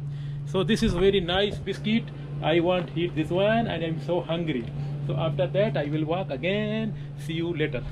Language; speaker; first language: English; non-native, learner; Urdu